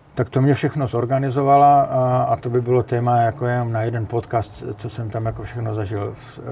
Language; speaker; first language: Czech; native; Czech